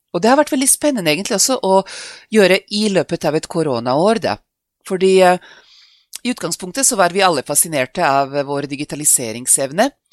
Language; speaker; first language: Norwegian; non-native, fluent; Serbian